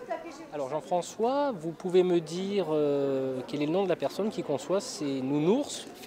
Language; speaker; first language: French; native; French